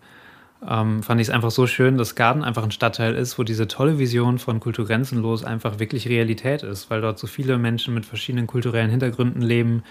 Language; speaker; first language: German; native; German